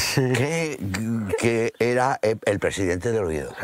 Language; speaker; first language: Spanish; native; Spanish